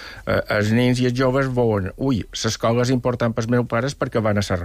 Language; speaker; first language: Catalan; native; Catalan